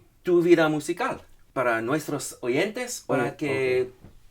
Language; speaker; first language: Spanish; non-native, fluent; English